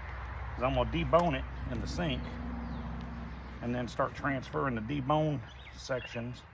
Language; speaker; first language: English; native; English